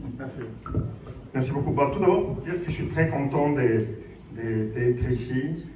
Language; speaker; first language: French; non-native, fluent; Spanish